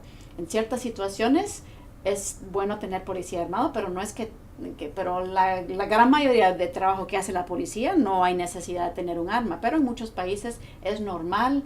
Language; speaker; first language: Spanish; non-native, fluent; English